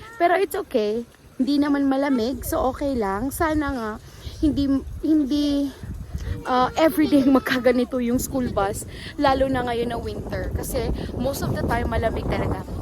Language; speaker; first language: Filipino; native; Filipino